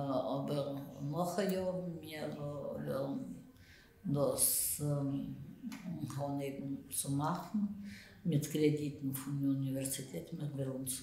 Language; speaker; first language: German; non-native, learner; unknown